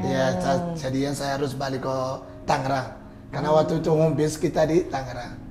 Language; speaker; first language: Indonesian; non-native, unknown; English